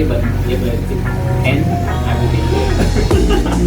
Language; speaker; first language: English; non-native, learner; Vietnamese